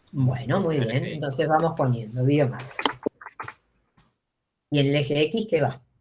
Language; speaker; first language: Spanish; native; Spanish